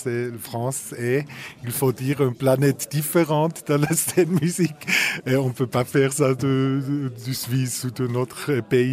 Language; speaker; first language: French; non-native, fluent; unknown